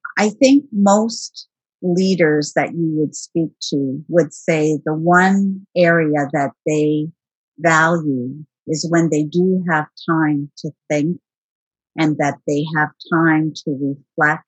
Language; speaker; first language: English; native; English